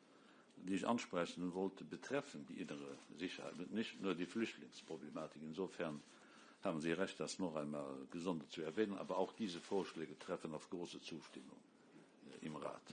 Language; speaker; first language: German; non-native, fluent; Luxembourgish